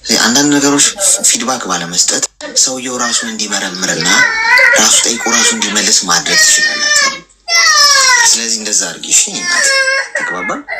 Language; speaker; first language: Amharic; native; Amharic